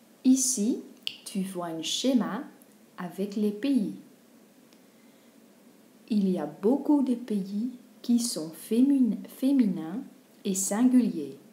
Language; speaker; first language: French; non-native, fluent; Dutch